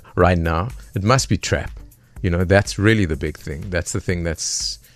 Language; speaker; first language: English; native; English